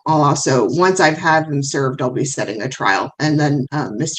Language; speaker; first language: English; native; English